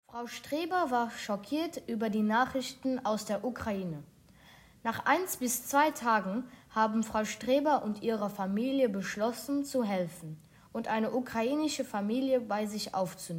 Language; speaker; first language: German; non-native, local second language; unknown